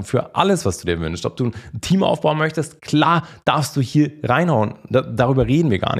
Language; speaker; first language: German; native; German